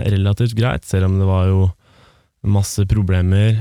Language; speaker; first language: Norwegian; native; Norwegian